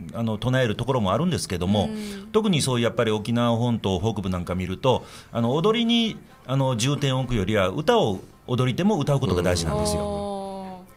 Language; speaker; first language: Japanese; native; Japanese